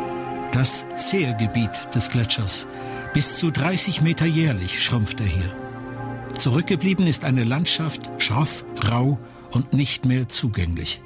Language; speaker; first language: German; native; German